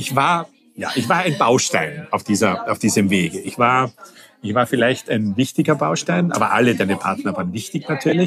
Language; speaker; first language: German; native; German